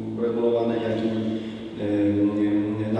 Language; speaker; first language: Czech; non-native, fluent; Polish